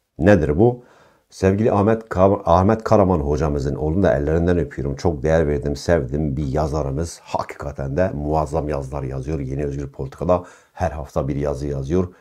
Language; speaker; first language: Turkish; non-native, local second language; Kurdish